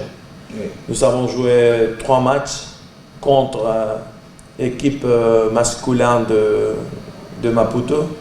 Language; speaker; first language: French; non-native, learner; Portuguese